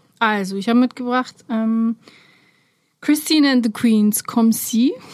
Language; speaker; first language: German; early bilingual, other home language; Romanian